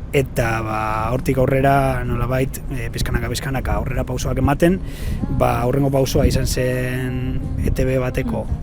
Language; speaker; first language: Basque; non-native, local second language; Spanish